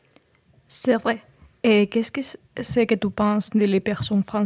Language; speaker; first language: French; non-native, fluent; Spanish